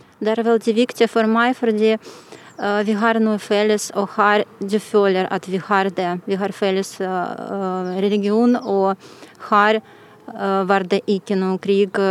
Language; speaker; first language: Norwegian; non-native, fluent; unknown